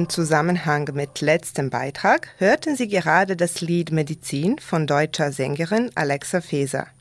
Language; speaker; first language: German; non-native, fluent; Serbian